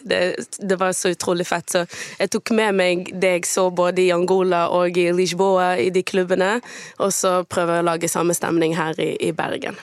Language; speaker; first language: Norwegian; early bilingual, other home language; Portuguese